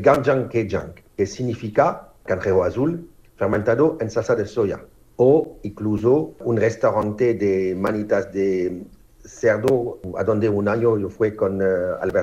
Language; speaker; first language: Spanish; non-native, fluent; French